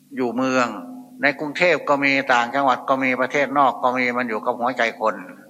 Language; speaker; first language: Thai; non-native, local second language; Northeastern Thai